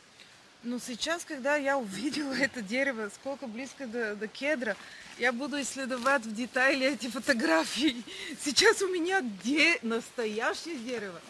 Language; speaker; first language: Russian; non-native, learner; Bulgarian